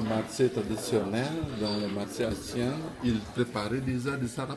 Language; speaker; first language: French; non-native, learner; Indonesian